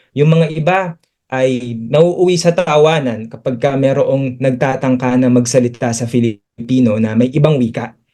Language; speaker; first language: Filipino; native; Filipino